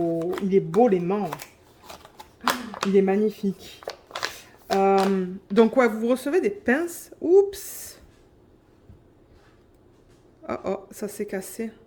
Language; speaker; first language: French; native; French